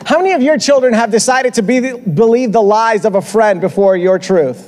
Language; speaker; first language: English; early bilingual, other home language; Spanish